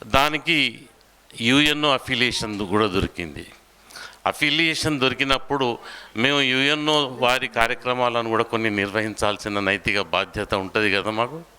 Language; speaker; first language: Telugu; non-native, local second language; Urdu